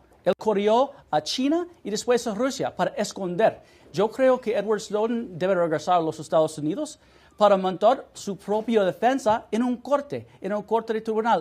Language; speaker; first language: Spanish; non-native, fluent; English